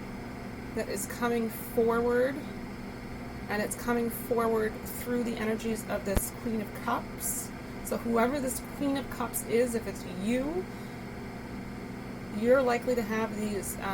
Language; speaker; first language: English; native; English